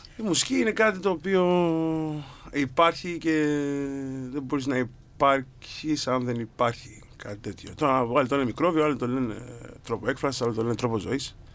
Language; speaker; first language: Greek; early bilingual, other home language; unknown